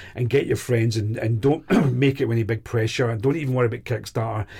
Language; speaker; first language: English; native; English